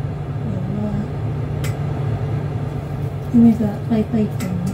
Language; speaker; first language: Chinese; non-native, learner; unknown